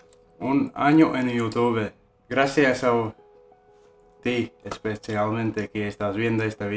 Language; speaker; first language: Spanish; non-native, fluent; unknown